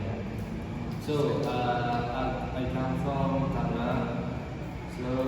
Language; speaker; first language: English; non-native, learner; Indonesian